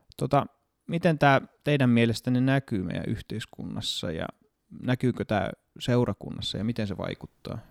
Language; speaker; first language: Finnish; non-native, fluent; Greek